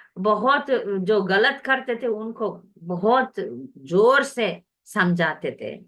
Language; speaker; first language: Hindi; non-native, local second language; Tamil